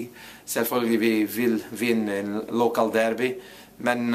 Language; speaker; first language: Norwegian; non-native, fluent; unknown